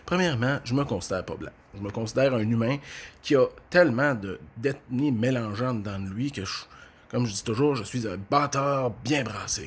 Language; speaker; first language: French; native; French